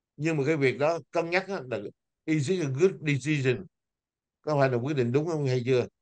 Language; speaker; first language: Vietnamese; native; Vietnamese